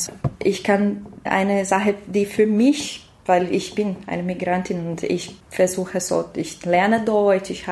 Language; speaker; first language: German; non-native, learner; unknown